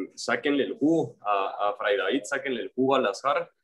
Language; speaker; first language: Spanish; native; Spanish